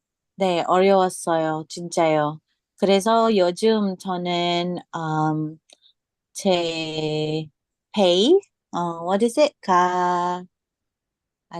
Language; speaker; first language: Korean; non-native, learner; English